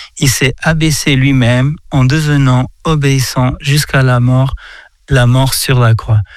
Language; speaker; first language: French; non-native, fluent; Portuguese